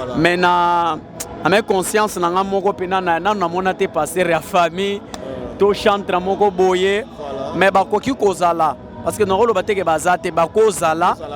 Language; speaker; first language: Lingala; non-native, local second language; Luba-Lulua